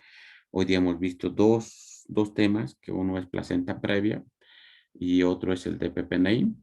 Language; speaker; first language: Spanish; native; Spanish